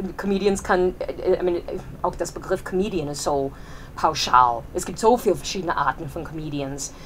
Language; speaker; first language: German; non-native, fluent; English